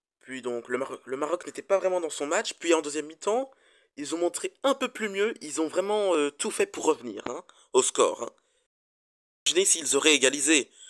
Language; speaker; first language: French; native; French